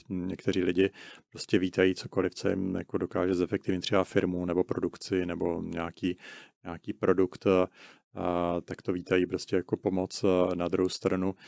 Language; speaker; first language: Czech; native; Czech